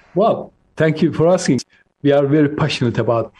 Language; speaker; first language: English; non-native, fluent; Turkish